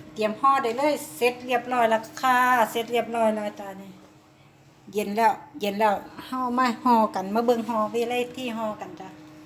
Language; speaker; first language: Thai; native; Thai